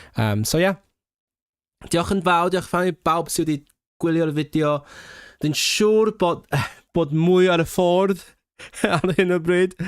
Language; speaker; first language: Welsh; non-native, fluent; Cantonese